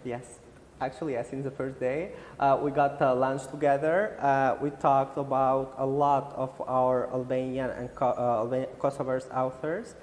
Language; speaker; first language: English; non-native, fluent; Albanian